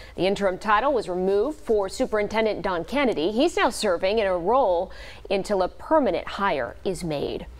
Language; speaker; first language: English; native; English